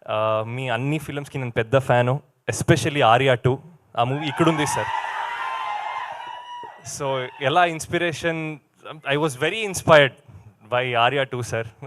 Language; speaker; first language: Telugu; non-native, learner; Kannada